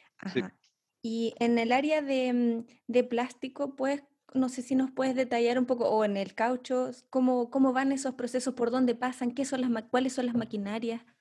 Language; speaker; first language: Spanish; native; Spanish